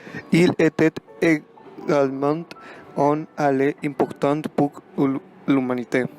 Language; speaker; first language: French; non-native, learner; Spanish